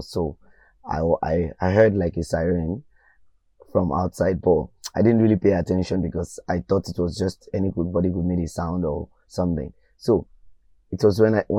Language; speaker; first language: English; non-native, local second language; Yoruba